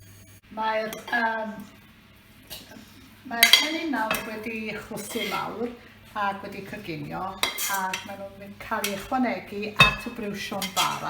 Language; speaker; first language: Welsh; native; Welsh